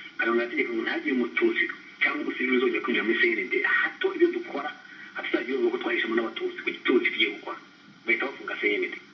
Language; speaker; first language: Kinyarwanda; early bilingual, heritage; Kinyarwanda